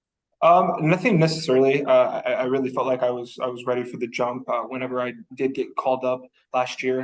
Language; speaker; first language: English; native; English